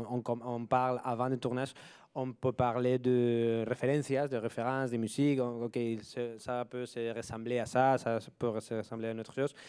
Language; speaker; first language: French; non-native, fluent; Spanish